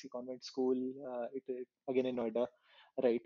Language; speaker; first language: English; non-native, local second language; Hindi